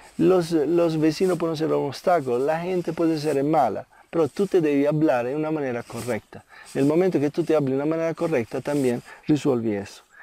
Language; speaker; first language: Spanish; non-native, fluent; Italian